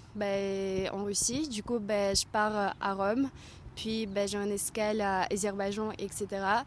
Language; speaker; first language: French; non-native, fluent; Russian